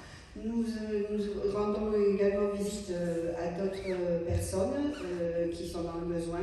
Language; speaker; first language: French; native; French